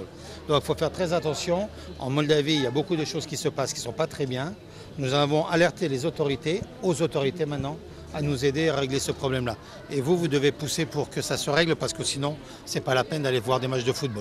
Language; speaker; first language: French; native; French